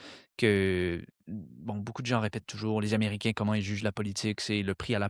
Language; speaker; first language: French; native; French